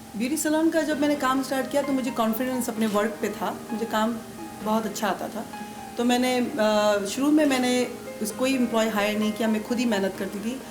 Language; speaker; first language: Urdu; native; Urdu